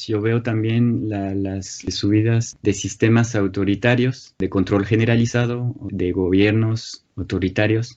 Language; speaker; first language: Spanish; non-native, fluent; French